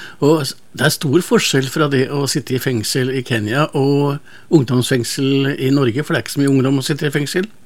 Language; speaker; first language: Norwegian; native; Norwegian